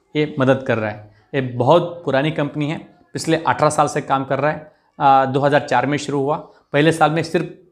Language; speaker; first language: Hindi; non-native, local second language; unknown